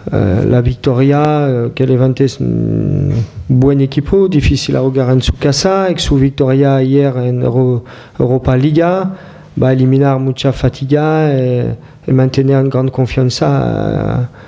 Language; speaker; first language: Spanish; non-native, fluent; French